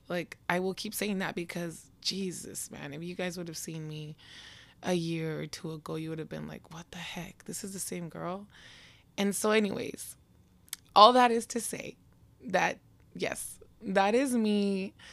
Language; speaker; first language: English; early bilingual, other home language; Spanish